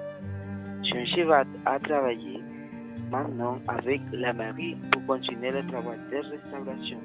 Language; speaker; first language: French; non-native, learner; Spanish